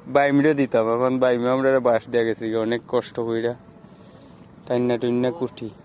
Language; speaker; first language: Bangla; non-native, local second language; Sylheti